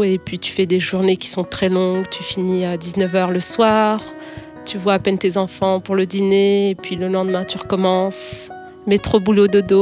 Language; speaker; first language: French; native; French